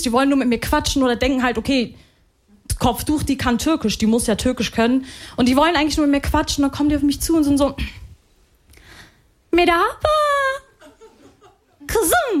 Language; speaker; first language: German; early bilingual, other home language; Arabic